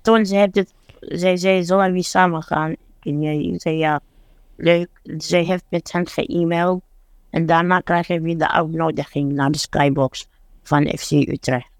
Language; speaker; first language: Dutch; non-native, fluent; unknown